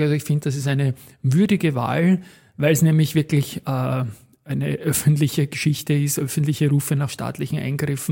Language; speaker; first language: German; native; German